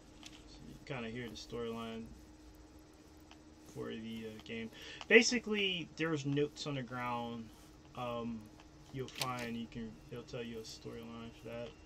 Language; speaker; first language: English; native; English